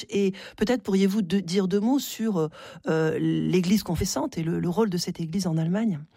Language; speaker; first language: French; native; French